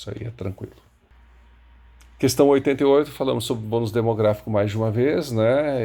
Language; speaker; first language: Portuguese; native; Portuguese